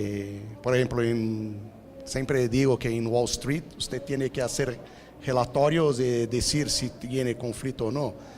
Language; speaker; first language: Spanish; non-native, fluent; Portuguese